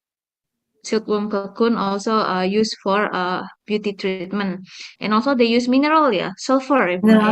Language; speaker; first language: English; non-native, fluent; Indonesian